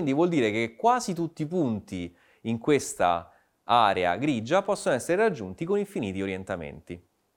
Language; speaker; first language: Italian; native; Italian